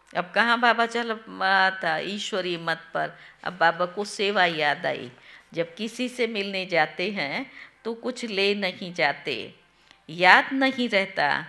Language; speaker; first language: Hindi; non-native, local second language; Gujarati